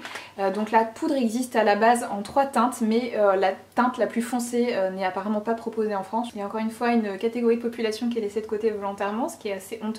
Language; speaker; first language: French; native; French